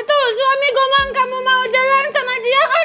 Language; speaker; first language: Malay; non-native, learner; Russian